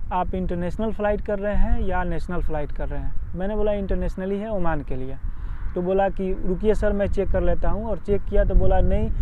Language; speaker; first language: Hindi; native; Hindi